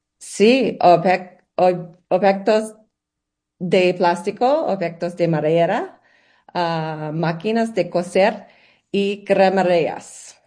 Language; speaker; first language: Spanish; non-native, learner; English